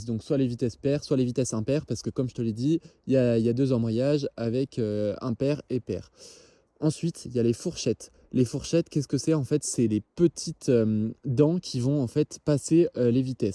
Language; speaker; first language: French; native; French